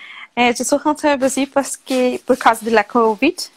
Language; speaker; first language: French; non-native, learner; Portuguese